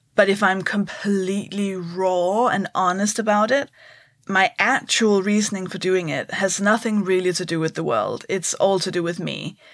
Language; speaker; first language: English; non-native, fluent; Danish